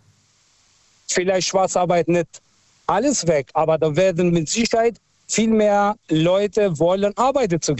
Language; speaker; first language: German; non-native, fluent; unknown